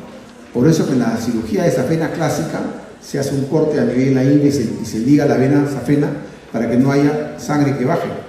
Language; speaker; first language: Spanish; native; Spanish